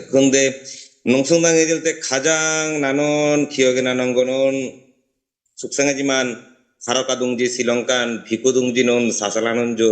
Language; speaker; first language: Korean; non-native, learner; Bangla